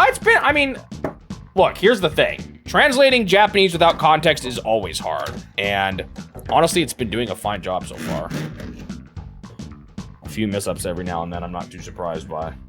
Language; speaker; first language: English; native; English